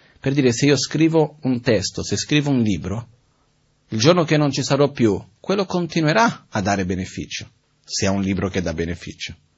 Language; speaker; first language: Italian; non-native, fluent; Portuguese